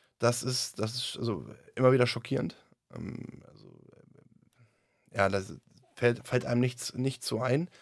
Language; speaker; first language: German; native; German